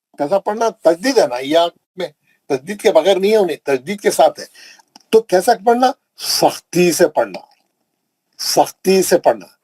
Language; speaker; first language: Urdu; native; Urdu